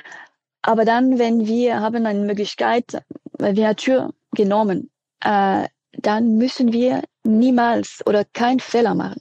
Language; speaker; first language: German; non-native, fluent; French